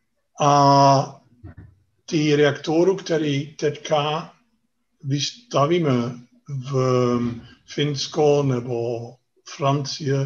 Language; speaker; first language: Czech; non-native, fluent; Dutch